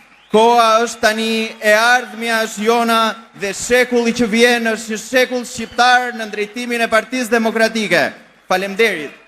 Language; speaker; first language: Albanian; native; Albanian